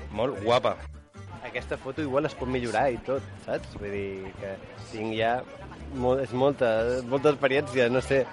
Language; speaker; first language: Catalan; native; Catalan